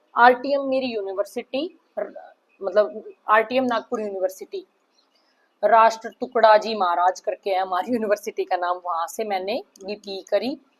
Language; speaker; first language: Hindi; native; Hindi